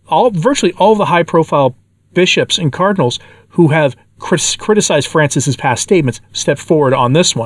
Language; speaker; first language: English; native; English